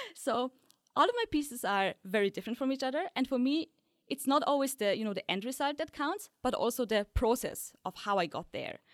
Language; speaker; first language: English; early bilingual, other home language; Polish